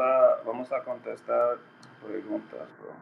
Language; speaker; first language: Spanish; non-native, learner; English